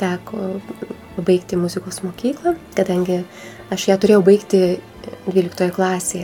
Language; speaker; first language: Lithuanian; native; Lithuanian